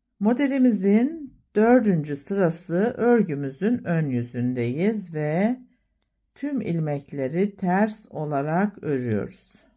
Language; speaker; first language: Turkish; native; Turkish